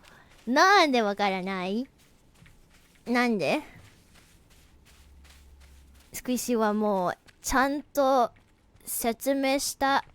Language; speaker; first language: Japanese; non-native, learner; English